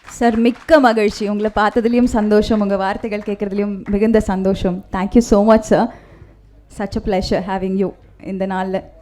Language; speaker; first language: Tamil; native; Tamil